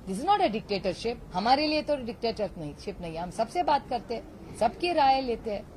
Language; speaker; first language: Hindi; non-native, local second language; Marathi